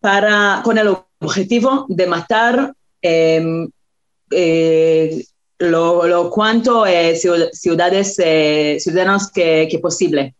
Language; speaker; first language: Spanish; non-native, fluent; Hebrew